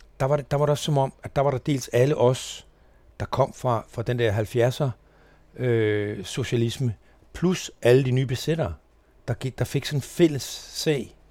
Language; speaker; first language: Danish; native; Danish